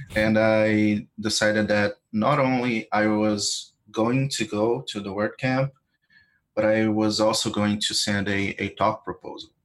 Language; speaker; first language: English; non-native, fluent; Portuguese